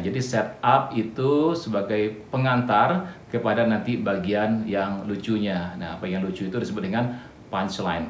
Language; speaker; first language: Indonesian; native; Indonesian